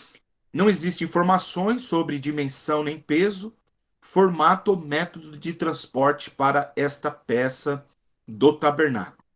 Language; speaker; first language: Portuguese; native; Portuguese